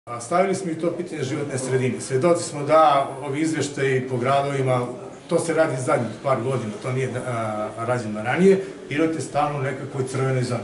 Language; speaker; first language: Serbian; native; Serbian